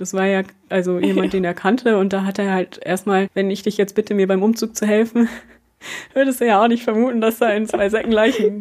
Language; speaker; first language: German; native; German